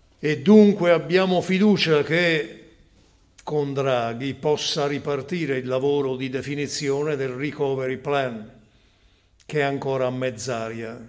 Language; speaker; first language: Italian; native; Italian